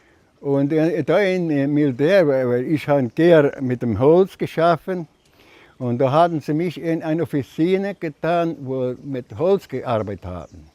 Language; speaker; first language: German; early bilingual, heritage; German